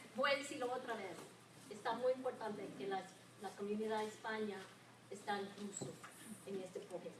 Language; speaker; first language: Spanish; non-native, learner; English